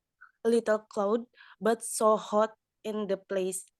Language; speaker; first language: English; non-native, learner; Indonesian